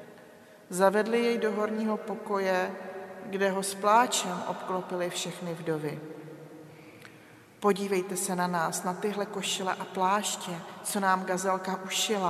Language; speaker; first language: Czech; native; Czech